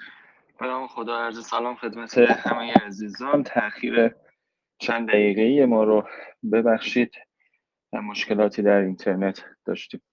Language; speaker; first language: Persian; native; Persian